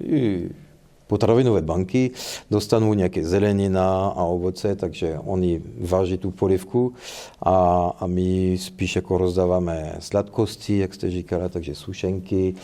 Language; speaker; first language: Czech; non-native, fluent; French